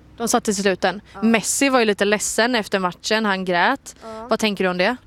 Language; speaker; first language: Swedish; native; Swedish